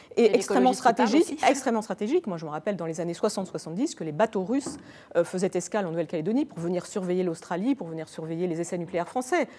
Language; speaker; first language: French; native; French